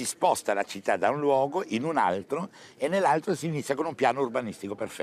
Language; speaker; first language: Italian; native; Italian